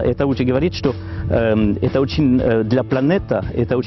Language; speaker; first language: Russian; non-native, learner; French